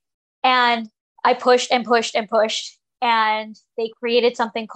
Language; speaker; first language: English; native; English